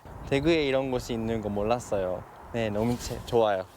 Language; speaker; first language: Korean; non-native, fluent; Japanese